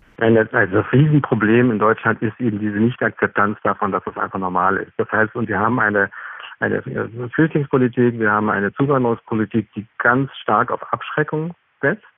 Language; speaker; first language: German; native; German